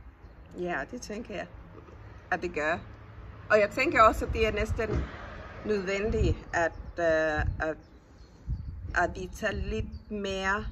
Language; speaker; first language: Danish; non-native, fluent; Spanish